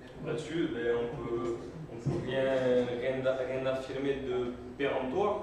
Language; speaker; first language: French; native; French